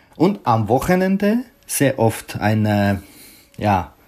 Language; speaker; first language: German; non-native, learner; Czech